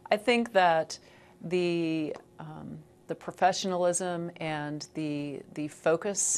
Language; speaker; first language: English; native; English